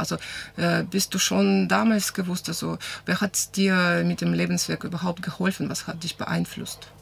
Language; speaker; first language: German; non-native, fluent; Russian